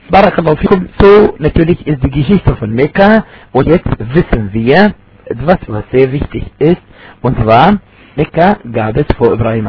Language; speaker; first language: German; non-native, fluent; Arabic